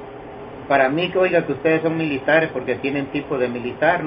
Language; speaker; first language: Spanish; native; Spanish